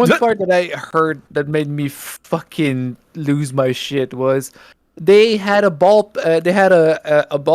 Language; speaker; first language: English; native; English